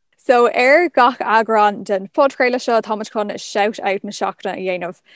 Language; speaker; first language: Irish; non-native, local second language; English